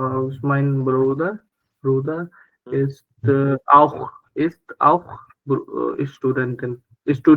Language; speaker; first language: German; non-native, learner; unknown